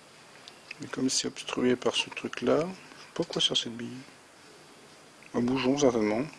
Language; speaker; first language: French; native; French